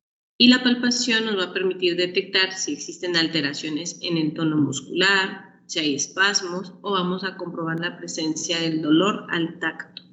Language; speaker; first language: Spanish; native; Spanish